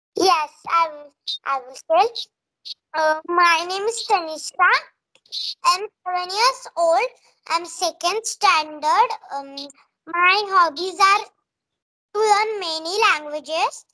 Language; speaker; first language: English; non-native, learner; Marathi